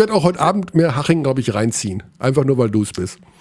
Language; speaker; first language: German; native; German